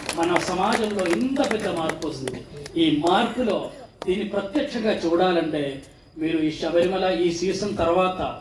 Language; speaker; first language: Telugu; non-native, fluent; Malayalam